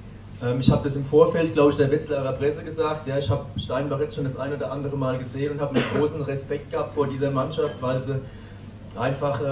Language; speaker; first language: German; native; German